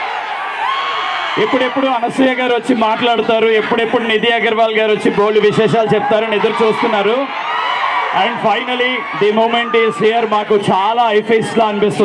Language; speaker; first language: Telugu; native; Telugu